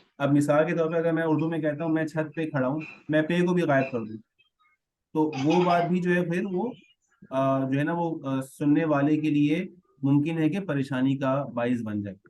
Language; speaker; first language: Urdu; native; Urdu